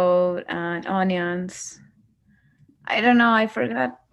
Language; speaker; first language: English; non-native, learner; Spanish